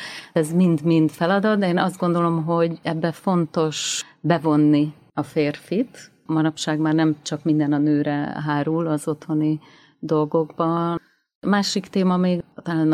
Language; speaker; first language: Hungarian; native; Hungarian